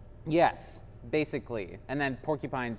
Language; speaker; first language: English; native; English